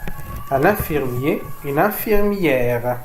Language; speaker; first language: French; non-native, fluent; Arabic